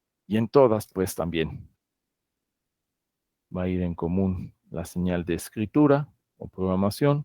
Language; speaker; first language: Spanish; native; Spanish